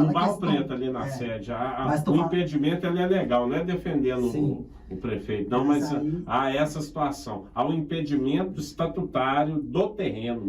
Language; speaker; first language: Portuguese; native; Portuguese